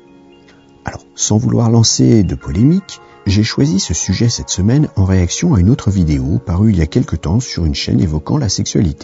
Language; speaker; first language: French; native; French